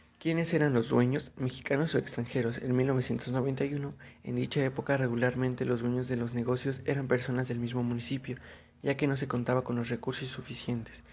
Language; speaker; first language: Spanish; native; Spanish